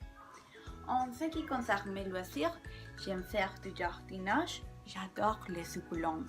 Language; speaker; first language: French; non-native, learner; Spanish